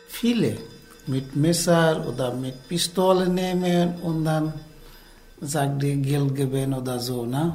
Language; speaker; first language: German; non-native, learner; Bangla